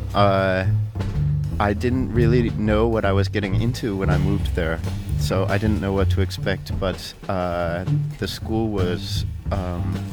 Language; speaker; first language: English; native; English